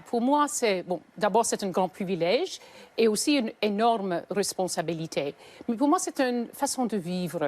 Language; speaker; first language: French; native; French